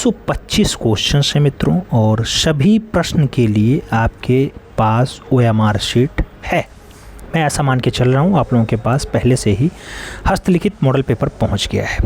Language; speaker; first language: Hindi; native; Hindi